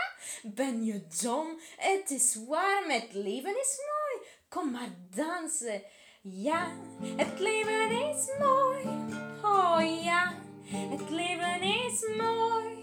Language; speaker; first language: Dutch; non-native, learner; French